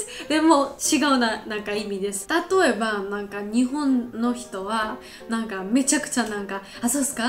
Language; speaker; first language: Japanese; non-native, learner; Georgian